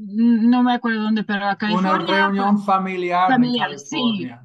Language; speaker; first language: Spanish; non-native, learner; English